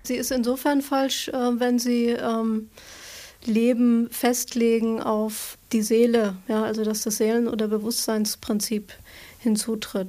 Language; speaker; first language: German; native; German